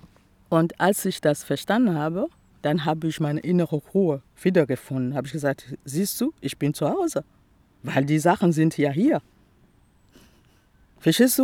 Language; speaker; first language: German; non-native, fluent; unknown